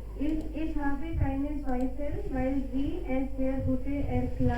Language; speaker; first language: German; non-native, learner; Hindi